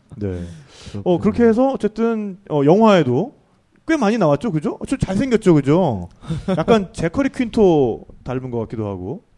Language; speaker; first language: Korean; native; Korean